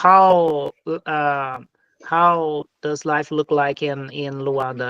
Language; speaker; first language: English; non-native, fluent; Portuguese